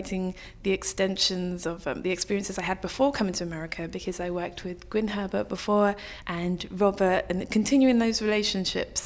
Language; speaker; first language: English; native; English